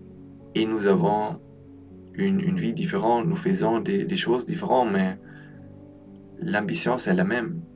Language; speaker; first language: French; non-native, learner; Polish